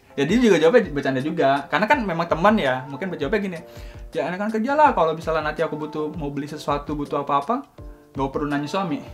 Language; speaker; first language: Indonesian; native; Indonesian